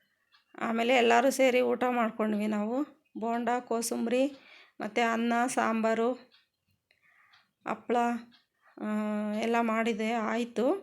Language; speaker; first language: Kannada; native; Kannada